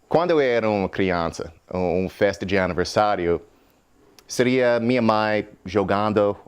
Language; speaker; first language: Portuguese; non-native, fluent; English